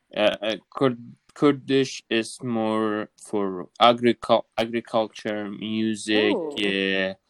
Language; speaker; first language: English; non-native, fluent; Kurdish